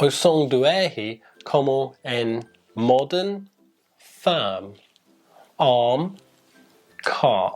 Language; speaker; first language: Portuguese; non-native, fluent; English